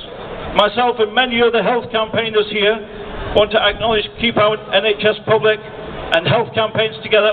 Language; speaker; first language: English; native; English